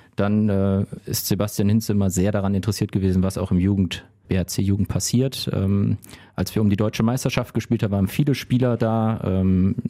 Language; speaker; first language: German; native; German